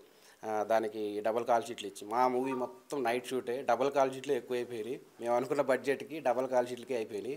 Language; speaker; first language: Telugu; native; Telugu